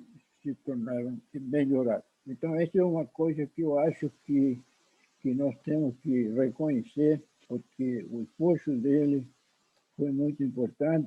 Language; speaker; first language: Portuguese; non-native, fluent; Spanish